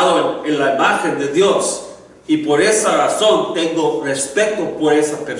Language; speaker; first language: Spanish; non-native, learner; English